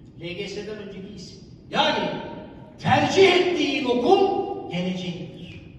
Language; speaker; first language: Turkish; native; Turkish